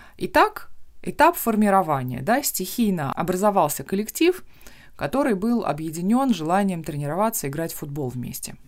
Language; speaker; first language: Russian; native; Russian